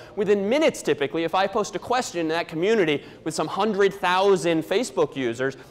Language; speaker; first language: English; native; English